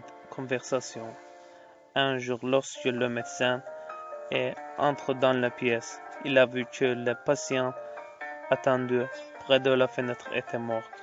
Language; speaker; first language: French; non-native, fluent; Azerbaijani